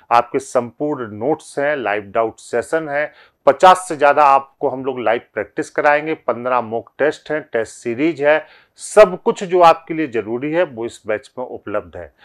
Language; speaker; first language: Hindi; native; Hindi